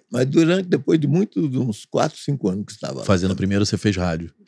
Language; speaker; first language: Portuguese; native; Portuguese